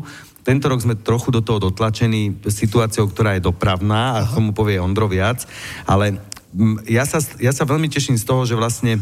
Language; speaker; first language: Slovak; native; Slovak